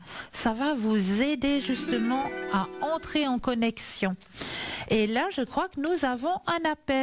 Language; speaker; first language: French; native; French